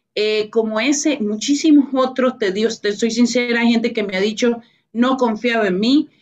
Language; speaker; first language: Spanish; native; Spanish